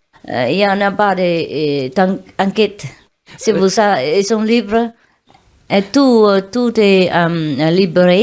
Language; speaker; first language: French; non-native, learner; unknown